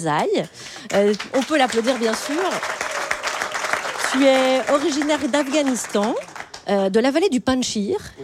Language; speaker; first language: French; native; French